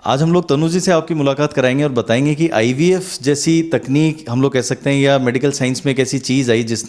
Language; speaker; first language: Hindi; native; Hindi